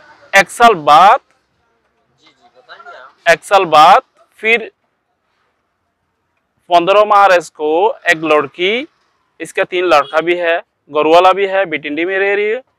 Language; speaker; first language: Hindi; non-native, learner; Rohingya